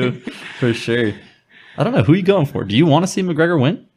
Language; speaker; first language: English; native; English